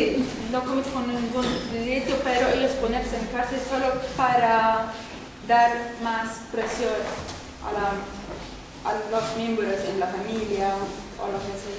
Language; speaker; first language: Spanish; non-native, learner; Arabic